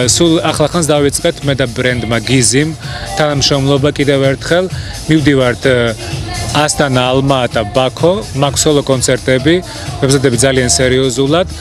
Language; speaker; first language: Georgian; early bilingual, heritage; Georgian